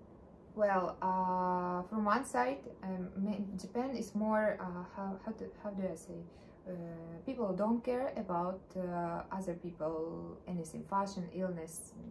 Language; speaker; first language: English; non-native, learner; Russian